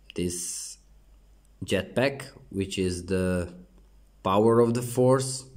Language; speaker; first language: English; non-native, fluent; Croatian